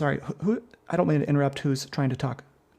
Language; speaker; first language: English; native; English